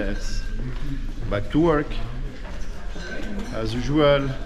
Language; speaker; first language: English; non-native, learner; French